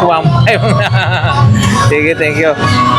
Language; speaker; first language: Filipino; native; Filipino